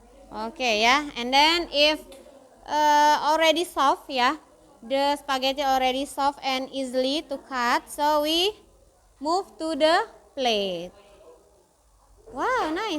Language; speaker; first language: English; non-native, fluent; Indonesian